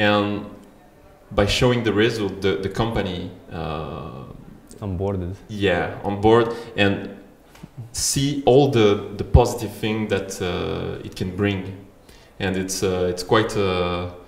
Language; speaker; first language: English; non-native, fluent; French